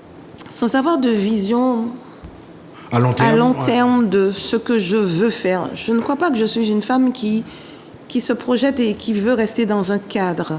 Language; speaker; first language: French; native; French